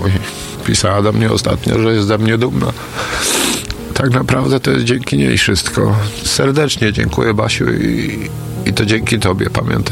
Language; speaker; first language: Polish; native; Polish